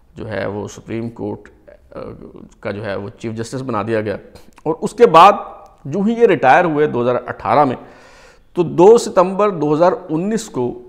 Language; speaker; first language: Urdu; native; Urdu